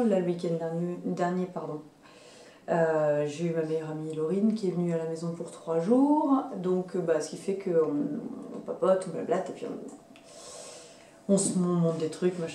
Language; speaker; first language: French; native; French